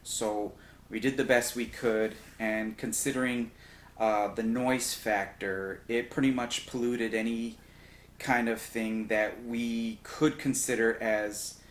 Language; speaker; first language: English; native; English